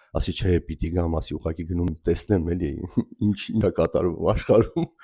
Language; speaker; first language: Armenian; native; Armenian